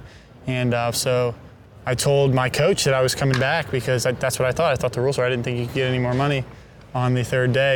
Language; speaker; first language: English; native; English